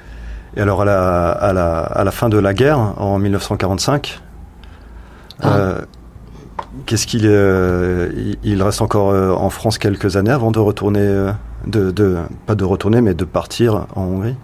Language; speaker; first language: French; native; French